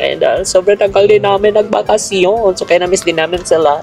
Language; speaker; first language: Filipino; native; Filipino